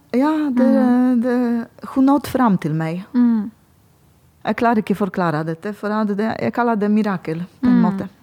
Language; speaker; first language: Norwegian; non-native, learner; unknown